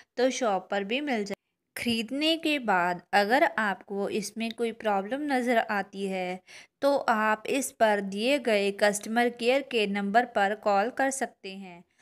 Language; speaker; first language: Hindi; non-native, local second language; Punjabi